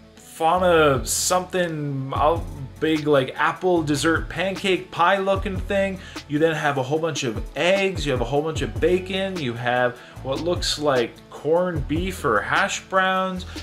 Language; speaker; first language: English; native; English